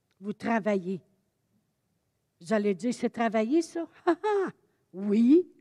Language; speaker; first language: French; native; French